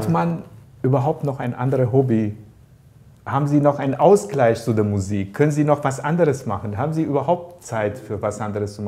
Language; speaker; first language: German; native; German